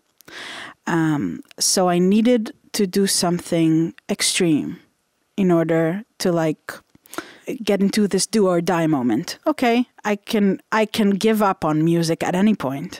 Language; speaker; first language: English; non-native, fluent; Hebrew